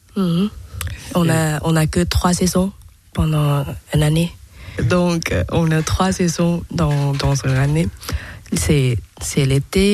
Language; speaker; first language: French; non-native, learner; Thai